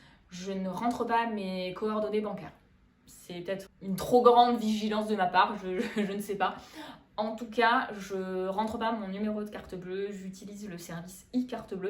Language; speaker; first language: French; native; French